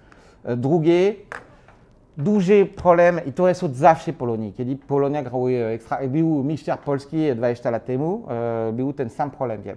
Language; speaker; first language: Polish; non-native, learner; French